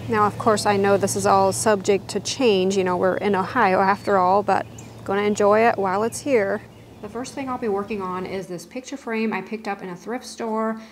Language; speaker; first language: English; native; English